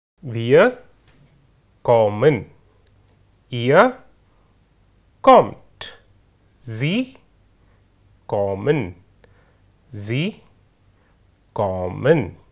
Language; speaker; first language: German; non-native, fluent; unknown